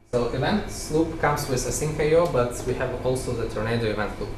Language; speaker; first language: English; non-native, fluent; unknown